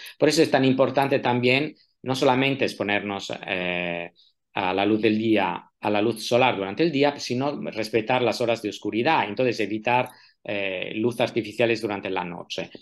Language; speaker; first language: Spanish; non-native, fluent; Italian